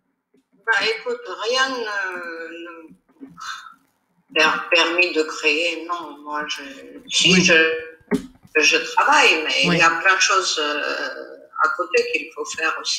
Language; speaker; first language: French; non-native, fluent; Armenian